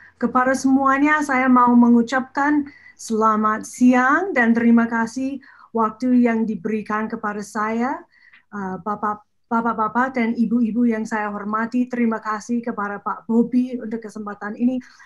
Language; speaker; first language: Indonesian; non-native, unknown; English